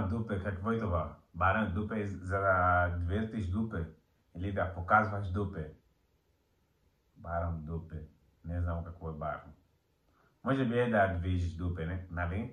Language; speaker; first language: Bulgarian; non-native, learner; Portuguese